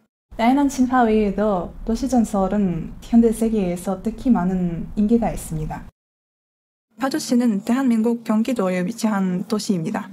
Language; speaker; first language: Korean; non-native, fluent; Kazakh